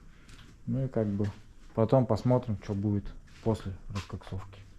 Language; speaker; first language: Russian; native; Russian